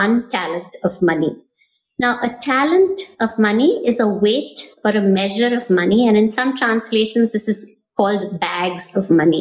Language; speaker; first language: English; non-native, local second language; Tamil